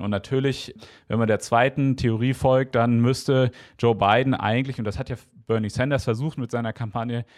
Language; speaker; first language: German; native; German